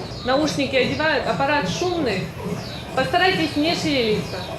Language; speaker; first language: Russian; non-native, fluent; Korean